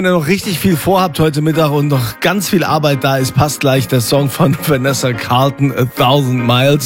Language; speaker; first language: German; native; German